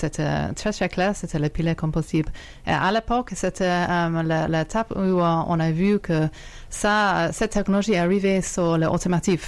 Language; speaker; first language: French; non-native, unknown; English